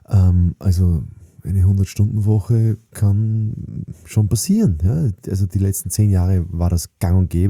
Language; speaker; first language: German; native; German